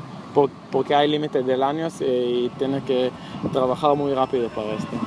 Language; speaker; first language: Spanish; non-native, learner; Hebrew